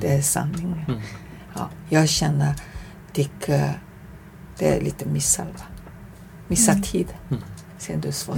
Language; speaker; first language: Swedish; non-native, learner; Chinese